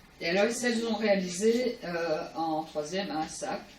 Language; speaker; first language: French; native; French